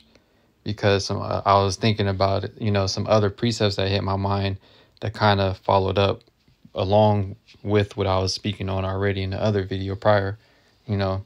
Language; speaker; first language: English; native; English